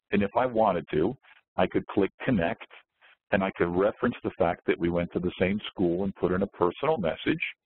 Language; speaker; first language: English; native; English